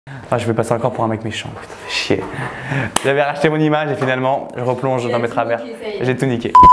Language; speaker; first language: French; native; French